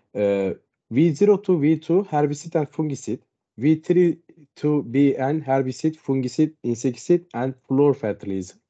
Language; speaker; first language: English; non-native, learner; Turkish